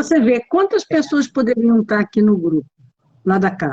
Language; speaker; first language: Portuguese; native; Portuguese